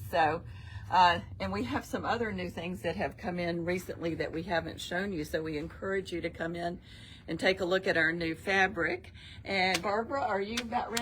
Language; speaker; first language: English; native; English